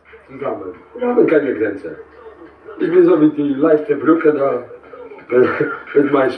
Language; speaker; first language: German; non-native, learner; Polish